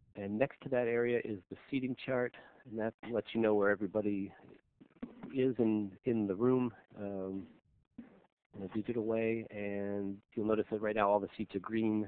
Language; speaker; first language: English; native; English